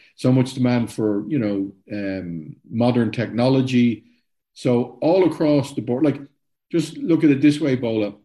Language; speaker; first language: English; native; English